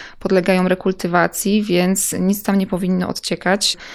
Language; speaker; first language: Polish; native; Polish